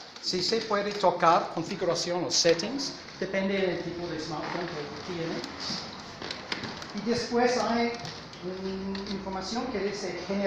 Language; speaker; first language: Spanish; non-native, fluent; English